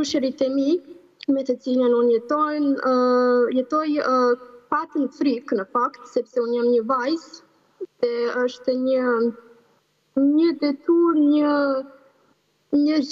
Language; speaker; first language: Albanian; non-native, fluent; Serbian